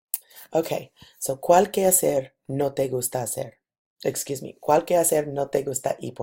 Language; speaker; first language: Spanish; non-native, fluent; English